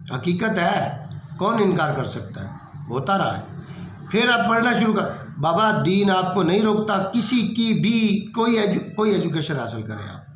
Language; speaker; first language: Urdu; non-native, local second language; Punjabi